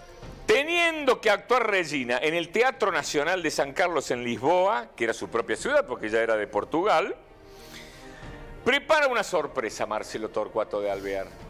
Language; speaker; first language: Spanish; native; Spanish